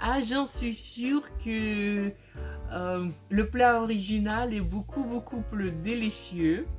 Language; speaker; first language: French; non-native, fluent; Russian